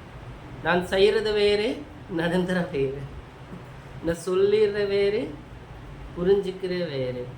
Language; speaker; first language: Tamil; non-native, local second language; Urdu